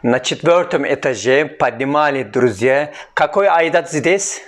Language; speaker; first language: Russian; non-native, fluent; Turkish